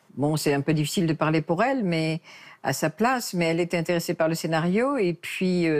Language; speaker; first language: French; native; French